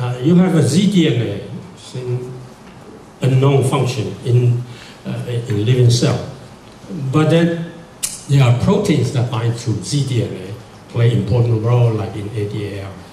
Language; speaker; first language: English; non-native, fluent; Chinese